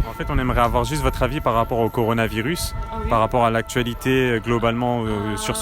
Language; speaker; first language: French; native; French